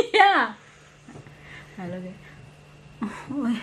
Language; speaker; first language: English; non-native, learner; Indonesian